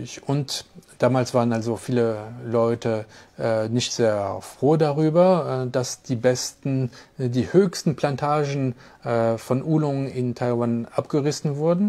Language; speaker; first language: German; non-native, fluent; French